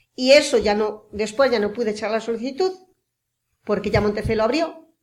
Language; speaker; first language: Spanish; native; Spanish